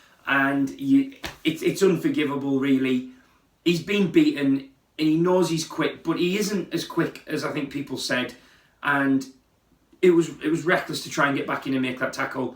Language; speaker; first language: English; native; English